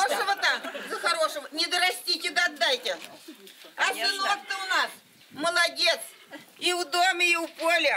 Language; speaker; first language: Russian; native; Russian